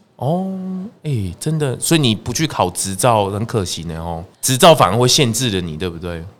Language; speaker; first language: Chinese; native; Chinese